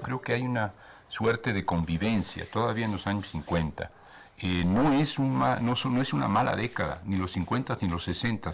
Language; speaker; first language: Spanish; native; Spanish